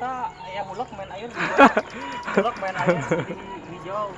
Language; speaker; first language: Indonesian; non-native, local second language; Sundanese